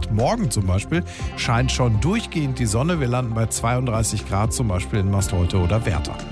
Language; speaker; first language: German; native; German